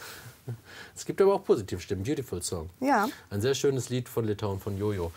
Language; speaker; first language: German; native; German